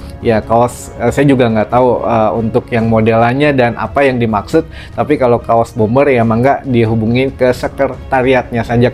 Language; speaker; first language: Indonesian; native; Indonesian